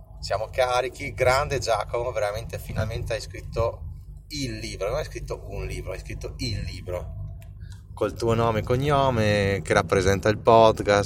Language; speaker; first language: Italian; native; Italian